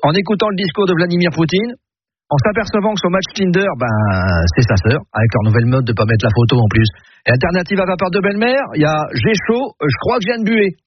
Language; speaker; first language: French; native; French